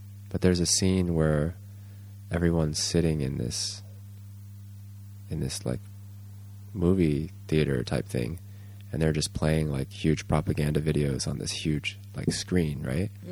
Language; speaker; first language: English; native; English